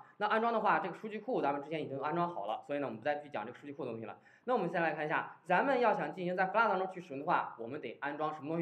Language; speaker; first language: Chinese; native; Chinese